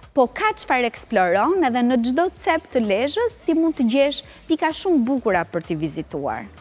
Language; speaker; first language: Albanian; native; Albanian